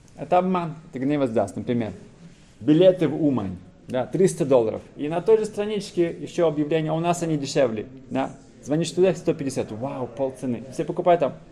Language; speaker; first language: Russian; early bilingual, heritage; Russian